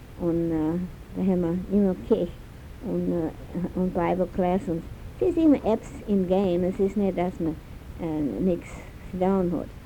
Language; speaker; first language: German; early bilingual, heritage; German